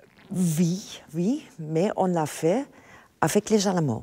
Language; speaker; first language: French; non-native, fluent; Dutch